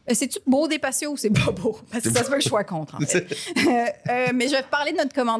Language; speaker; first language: French; native; French